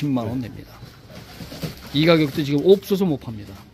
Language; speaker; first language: Korean; native; Korean